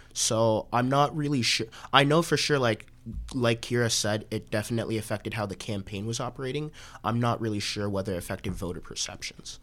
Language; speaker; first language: English; native; English